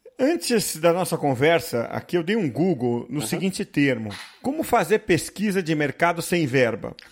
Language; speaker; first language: Portuguese; native; Portuguese